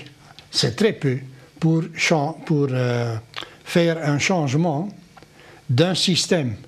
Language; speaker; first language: French; non-native, local second language; Dutch